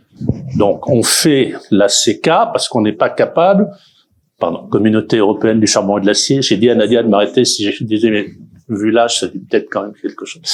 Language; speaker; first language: French; native; French